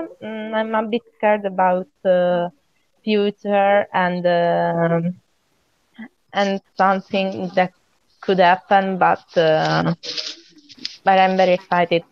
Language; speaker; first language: English; non-native, fluent; Italian